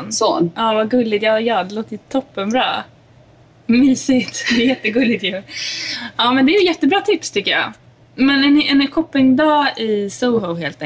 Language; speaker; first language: Swedish; native; Swedish